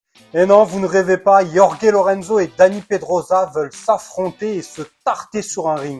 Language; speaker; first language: French; native; French